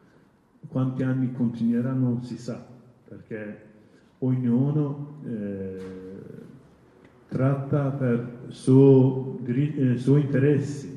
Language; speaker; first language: Italian; non-native, learner; Kurdish